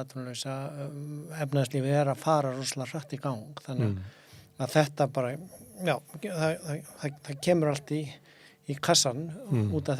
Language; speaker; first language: Icelandic; native; Icelandic